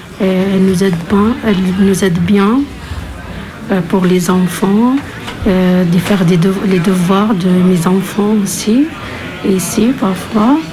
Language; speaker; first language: French; non-native, learner; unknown